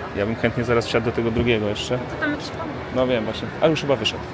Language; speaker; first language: Polish; native; Polish